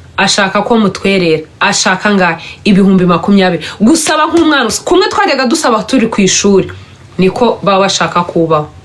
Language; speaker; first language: Kinyarwanda; native; Kinyarwanda